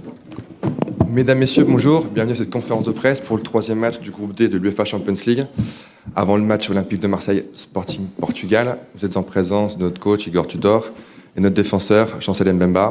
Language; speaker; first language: French; native; French